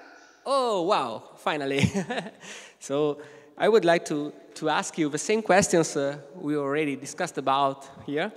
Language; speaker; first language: English; non-native, fluent; Italian